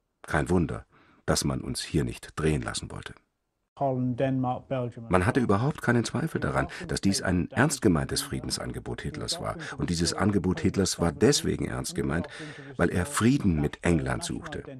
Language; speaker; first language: German; native; German